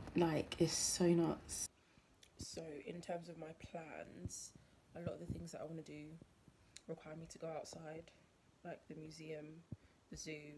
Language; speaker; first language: English; native; English